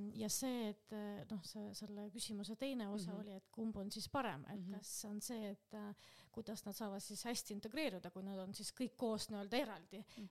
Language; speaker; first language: Estonian; non-native, local second language; Russian